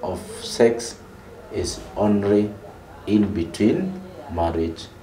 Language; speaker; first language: English; non-native, local second language; Swahili